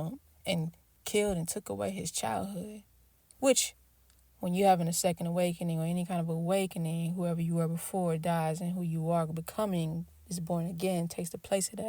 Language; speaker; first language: English; native; English